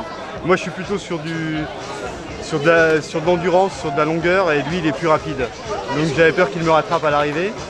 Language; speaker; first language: French; native; French